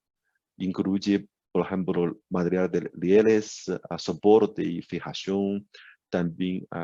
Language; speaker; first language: Spanish; non-native, learner; Chinese